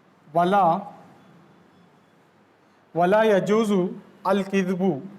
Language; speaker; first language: Arabic; non-native, fluent; Urdu